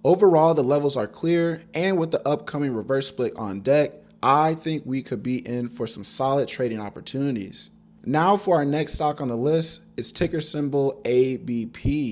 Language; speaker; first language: English; native; English